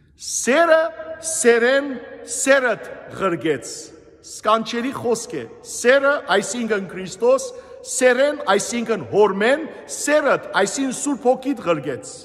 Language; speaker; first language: Armenian; native; Armenian